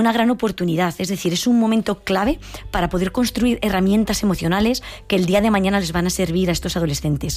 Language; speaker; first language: Spanish; native; Spanish